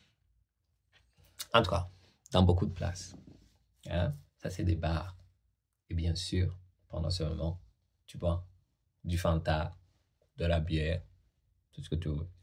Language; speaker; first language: French; native; French